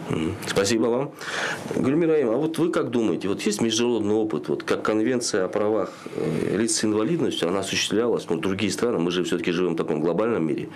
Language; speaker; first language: Russian; non-native, local second language; Kyrgyz